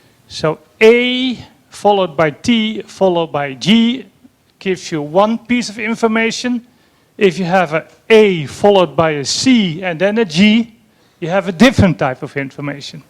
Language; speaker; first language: English; non-native, fluent; Dutch